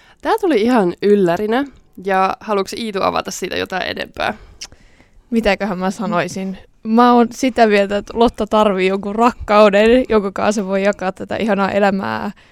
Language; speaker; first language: Finnish; native; Finnish